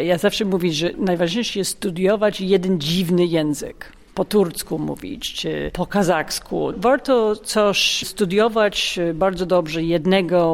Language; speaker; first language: Polish; non-native, fluent; English